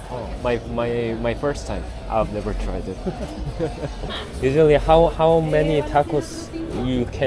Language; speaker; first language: English; non-native, learner; Korean